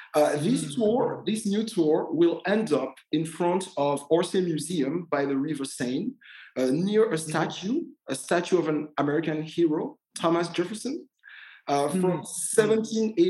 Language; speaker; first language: English; non-native, fluent; French